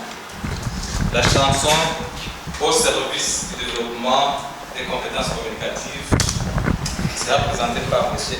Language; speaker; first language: French; non-native, local second language; Rundi